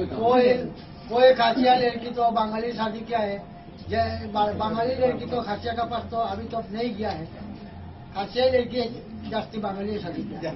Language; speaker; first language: Hindi; non-native, local second language; Bangla